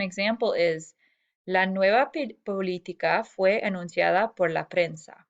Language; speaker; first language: Spanish; non-native, fluent; English